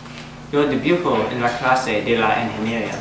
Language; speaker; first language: Spanish; non-native, learner; English